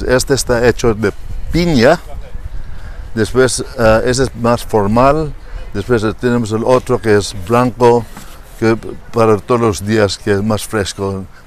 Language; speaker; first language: Spanish; non-native, fluent; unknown